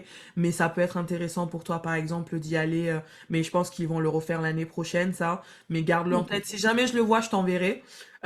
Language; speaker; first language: French; native; French